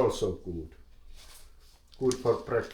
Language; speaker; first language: English; non-native, fluent; Finnish